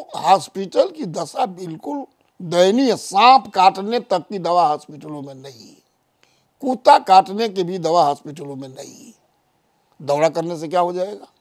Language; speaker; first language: Hindi; native; Hindi